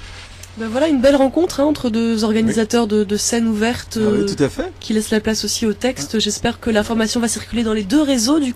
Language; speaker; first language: French; native; French